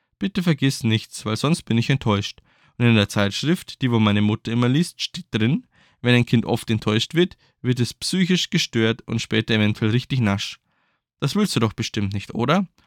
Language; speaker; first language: German; native; German